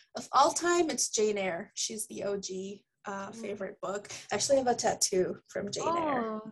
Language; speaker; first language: English; early bilingual, other home language; Spanish